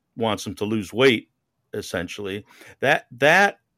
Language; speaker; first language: English; native; English